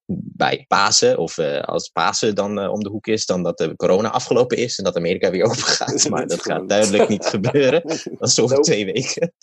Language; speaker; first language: Dutch; non-native, fluent; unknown